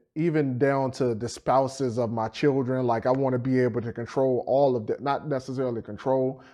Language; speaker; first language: English; native; English